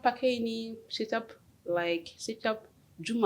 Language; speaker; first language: Indonesian; non-native, learner; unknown